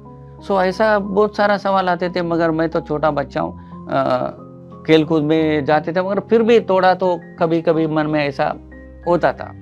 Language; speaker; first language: Hindi; non-native, local second language; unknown